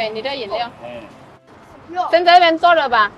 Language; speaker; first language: Chinese; non-native, fluent; Indonesian